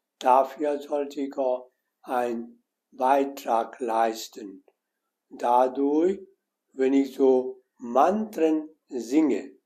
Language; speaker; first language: German; non-native, learner; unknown